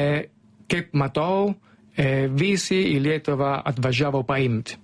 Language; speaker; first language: Lithuanian; non-native, learner; Italian